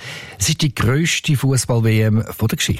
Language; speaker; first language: German; native; German